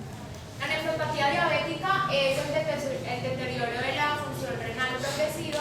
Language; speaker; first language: Spanish; native; Spanish